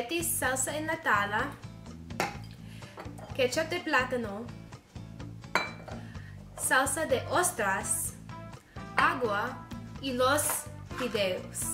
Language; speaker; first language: Spanish; non-native, learner; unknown